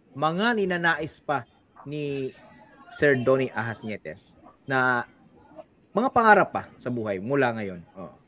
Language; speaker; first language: Filipino; non-native, local second language; Cebuano